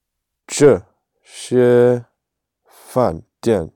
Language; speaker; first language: Chinese; non-native, learner; English